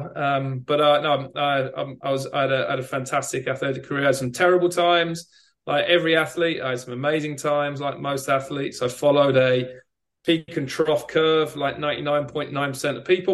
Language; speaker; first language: English; native; English